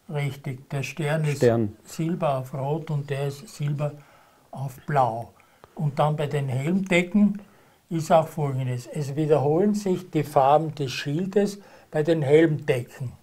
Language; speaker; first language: German; native; German